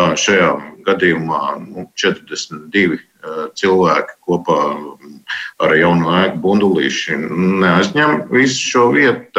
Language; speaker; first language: Latvian; non-native, local second language; Russian